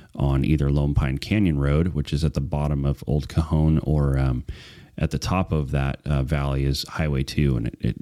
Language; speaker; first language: English; native; English